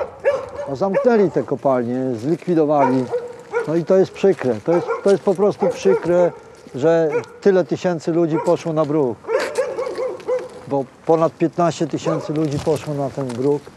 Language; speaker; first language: Polish; native; Polish